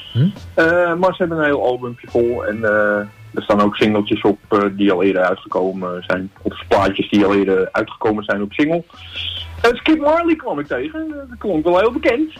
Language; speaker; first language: Dutch; native; Dutch